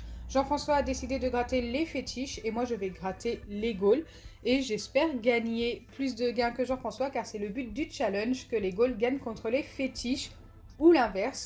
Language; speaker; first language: French; native; French